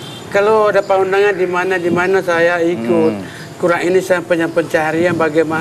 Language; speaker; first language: Indonesian; non-native, local second language; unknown